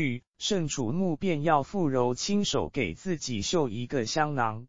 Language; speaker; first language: Chinese; native; Chinese